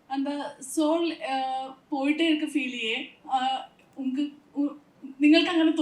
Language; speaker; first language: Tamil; non-native, learner; Malayalam